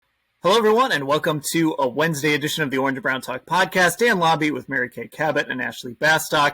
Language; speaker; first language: English; native; English